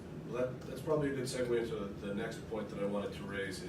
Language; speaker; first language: English; native; English